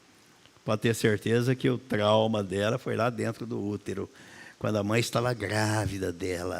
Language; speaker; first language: Portuguese; native; Portuguese